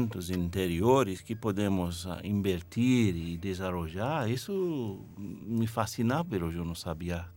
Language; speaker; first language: Spanish; non-native, fluent; English